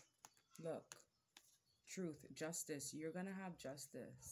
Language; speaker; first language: English; native; English